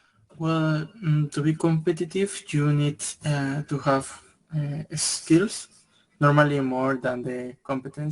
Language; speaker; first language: English; non-native, learner; Spanish